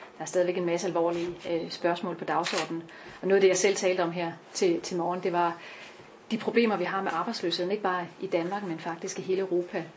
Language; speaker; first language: Danish; native; Danish